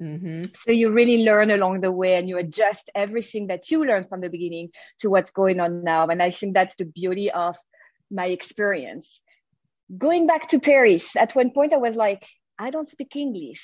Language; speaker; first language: English; non-native, fluent; French